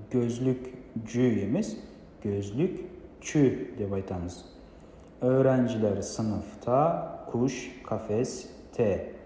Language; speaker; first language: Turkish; non-native, fluent; Kazakh